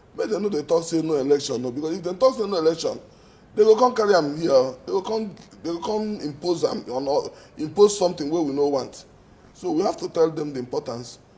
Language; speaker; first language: Nigerian Pidgin; non-native, local second language; Igbo